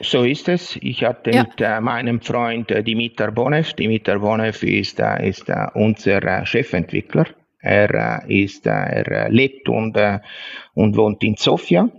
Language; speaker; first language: German; non-native, fluent; Italian